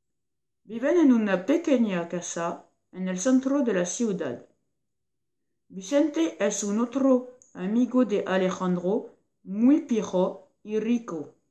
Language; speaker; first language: Spanish; non-native, learner; French